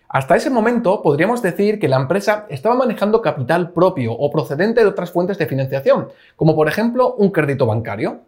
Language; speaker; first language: Spanish; native; Spanish